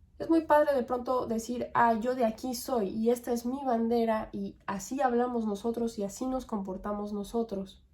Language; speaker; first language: Spanish; native; Spanish